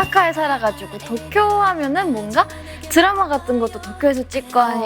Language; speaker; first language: Korean; non-native, fluent; Japanese